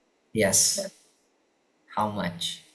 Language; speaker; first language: English; non-native, fluent; Indonesian